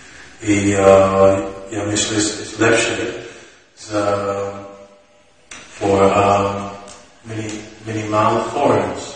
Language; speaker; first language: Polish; non-native, learner; English